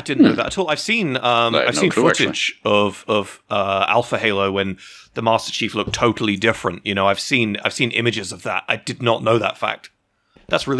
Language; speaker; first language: English; native; English